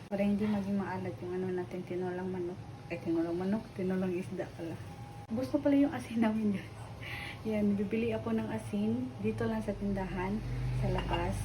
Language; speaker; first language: Filipino; non-native, local second language; Cebuano